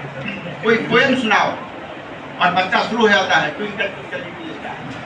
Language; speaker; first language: Hindi; native; Hindi